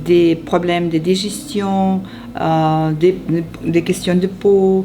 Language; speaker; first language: French; non-native, fluent; Portuguese